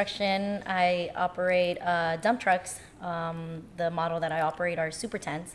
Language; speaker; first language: English; native; English